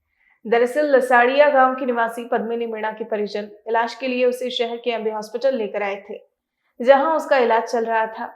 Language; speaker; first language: Hindi; native; Hindi